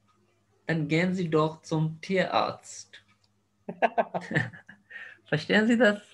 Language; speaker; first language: German; non-native, fluent; Urdu